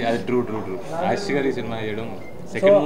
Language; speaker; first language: Telugu; native; Telugu